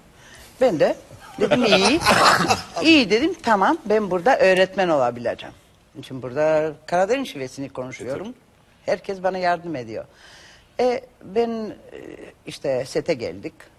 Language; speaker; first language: Turkish; non-native, learner; Macedonian